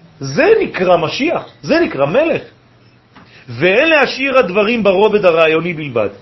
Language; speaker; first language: Hebrew; non-native, fluent; French